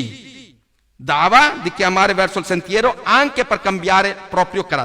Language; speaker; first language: Italian; non-native, learner; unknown